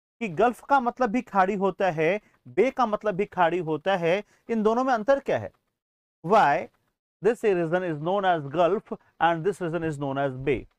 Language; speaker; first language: Hindi; native; Hindi